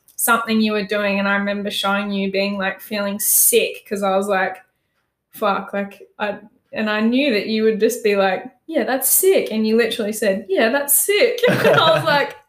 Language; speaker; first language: English; native; English